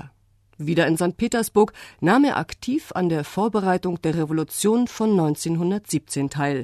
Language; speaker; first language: German; native; German